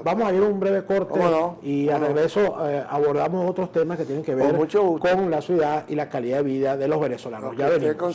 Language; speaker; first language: Spanish; native; Spanish